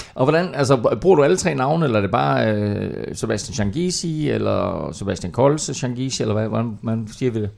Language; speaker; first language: Danish; native; Danish